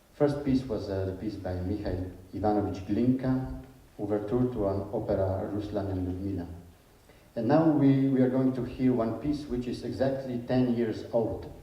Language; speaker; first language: English; non-native, fluent; Slovenian